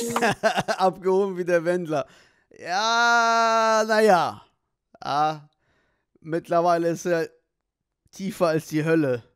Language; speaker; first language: German; native; German